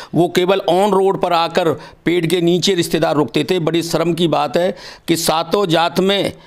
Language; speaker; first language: Hindi; native; Hindi